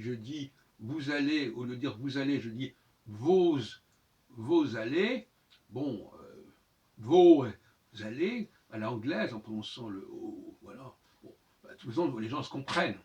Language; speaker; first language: French; native; French